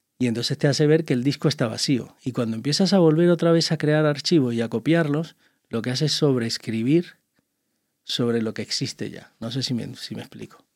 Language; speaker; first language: Spanish; native; Spanish